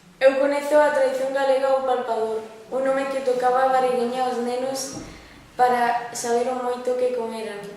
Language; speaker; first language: Galician; non-native, learner; Spanish